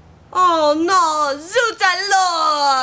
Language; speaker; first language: French; non-native, learner; English